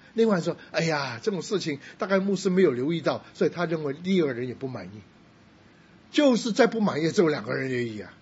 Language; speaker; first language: Chinese; non-native, local second language; Cantonese